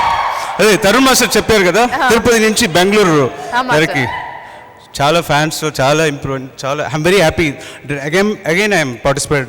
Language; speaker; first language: Telugu; native; Telugu